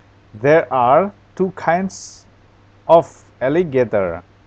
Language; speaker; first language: English; non-native, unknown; Indonesian